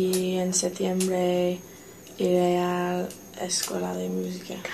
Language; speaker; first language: Spanish; non-native, learner; English